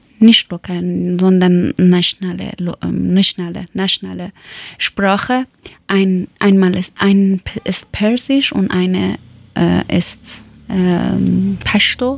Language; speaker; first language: German; non-native, learner; Persian